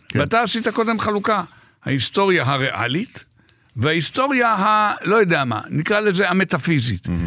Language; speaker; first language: Hebrew; native; Hebrew